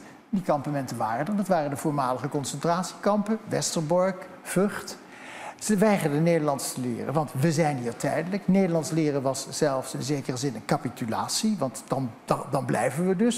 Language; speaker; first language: Dutch; native; Dutch